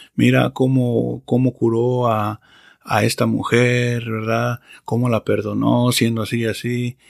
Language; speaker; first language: Spanish; native; Spanish